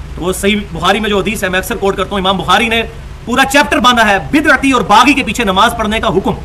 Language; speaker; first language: Urdu; non-native, local second language; Punjabi